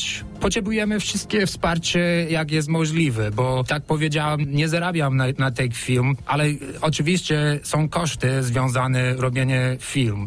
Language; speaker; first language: Polish; non-native, fluent; English